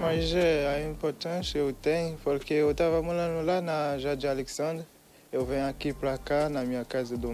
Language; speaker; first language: Portuguese; non-native, learner; Haitian Creole